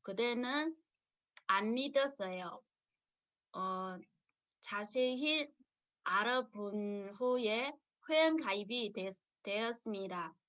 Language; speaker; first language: Korean; non-native, learner; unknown